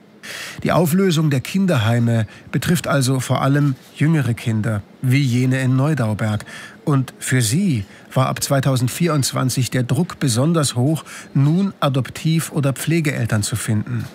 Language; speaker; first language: German; native; German